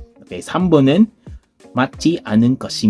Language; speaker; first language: Korean; non-native, fluent; Filipino